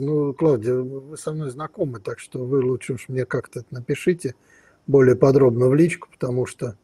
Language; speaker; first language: Russian; native; Russian